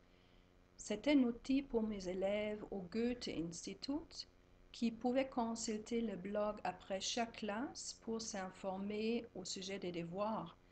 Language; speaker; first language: French; non-native, fluent; German